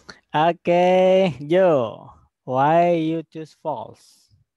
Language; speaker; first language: English; non-native, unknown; Indonesian